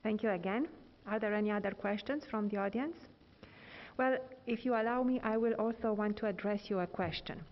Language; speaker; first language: English; non-native, fluent; Romanian